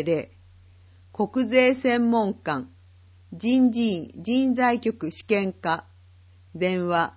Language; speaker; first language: Japanese; native; Japanese